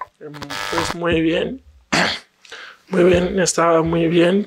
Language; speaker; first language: Spanish; non-native, learner; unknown